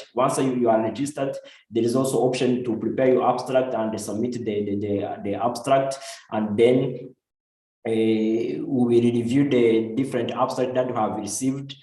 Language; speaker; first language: English; non-native, local second language; Kinyarwanda